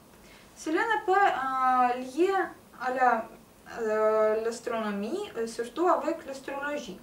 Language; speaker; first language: French; non-native, learner; Russian